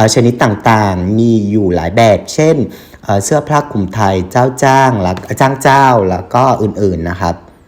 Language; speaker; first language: Thai; non-native, fluent; Vietnamese